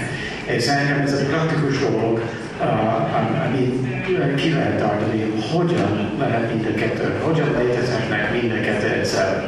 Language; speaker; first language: Hungarian; non-native, fluent; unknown